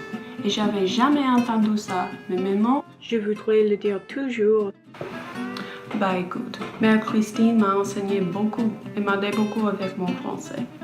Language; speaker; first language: French; non-native, learner; English